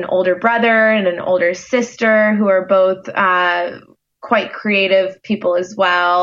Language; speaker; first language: English; native; English